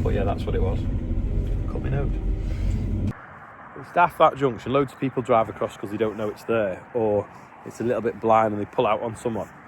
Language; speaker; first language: English; native; English